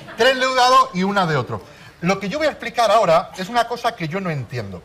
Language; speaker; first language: Spanish; native; Spanish